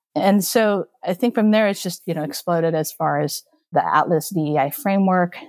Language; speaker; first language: English; early bilingual, other home language; Japanese